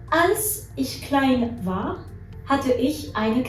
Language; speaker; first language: German; non-native, fluent; French